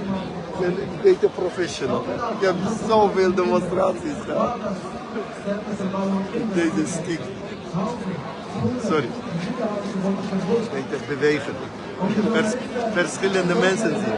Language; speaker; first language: Dutch; non-native, fluent; Azerbaijani